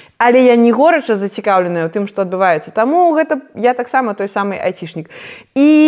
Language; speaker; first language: Belarusian; non-native, local second language; Russian